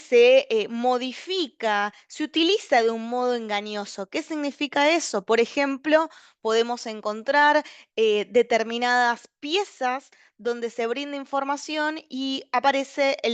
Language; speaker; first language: Spanish; native; Spanish